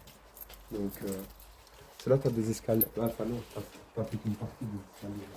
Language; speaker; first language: French; native; French